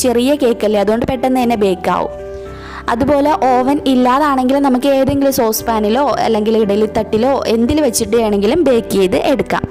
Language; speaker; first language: Malayalam; native; Malayalam